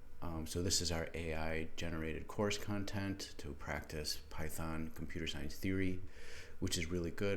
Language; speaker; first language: English; native; English